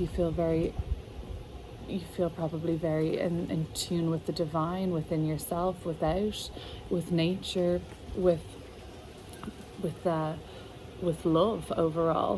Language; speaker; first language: English; native; English